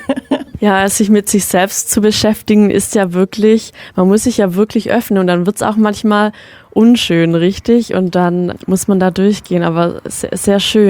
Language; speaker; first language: German; native; German